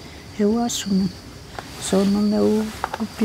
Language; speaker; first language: Portuguese; non-native, local second language; Guarani